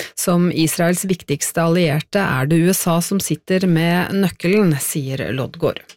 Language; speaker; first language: Norwegian; native; Norwegian